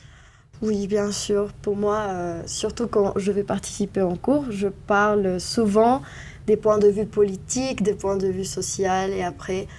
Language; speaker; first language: French; non-native, fluent; Spanish